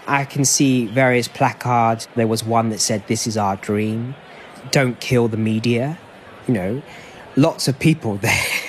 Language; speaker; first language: English; native; English